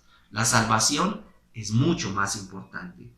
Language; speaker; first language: Spanish; native; Spanish